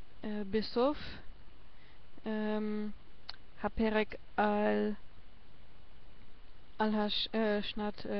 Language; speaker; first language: Hebrew; non-native, learner; German